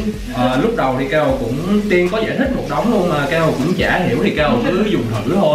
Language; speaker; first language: Vietnamese; early bilingual, heritage; Vietnamese